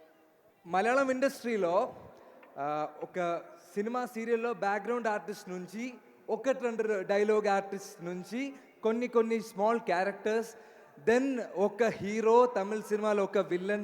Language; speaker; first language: Telugu; non-native, learner; Malayalam